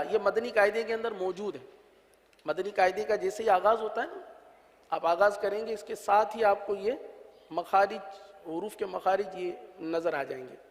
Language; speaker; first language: Urdu; native; Urdu